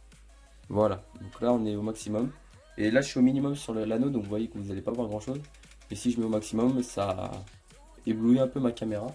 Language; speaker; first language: French; native; French